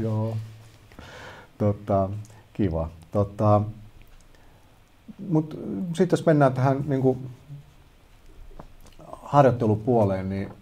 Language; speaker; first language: Finnish; native; Finnish